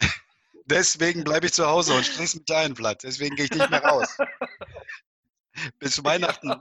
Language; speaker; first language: German; native; German